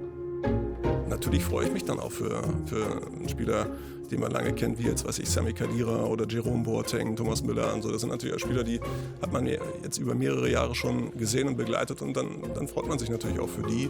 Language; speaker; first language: German; native; German